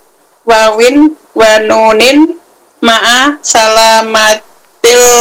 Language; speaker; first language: Arabic; non-native, learner; Indonesian